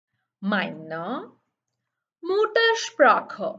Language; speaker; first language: German; non-native, learner; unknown